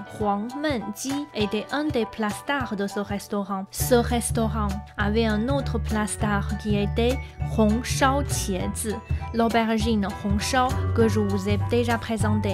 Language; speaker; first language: French; non-native, fluent; Chinese